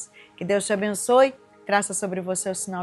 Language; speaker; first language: Portuguese; native; Portuguese